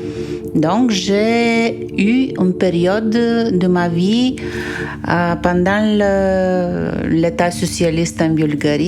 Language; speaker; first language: French; non-native, fluent; Bulgarian